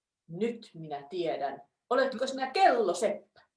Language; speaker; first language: Finnish; native; Finnish